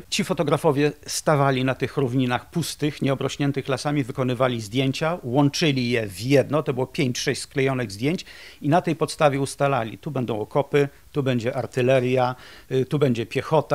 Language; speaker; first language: Polish; native; Polish